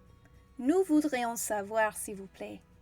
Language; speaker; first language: French; non-native, fluent; English